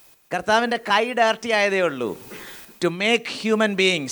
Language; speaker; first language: English; non-native, local second language; Malayalam